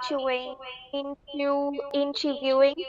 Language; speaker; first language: English; non-native, learner; Vietnamese